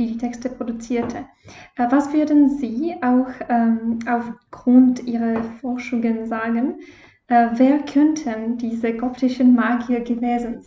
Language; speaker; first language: German; non-native, fluent; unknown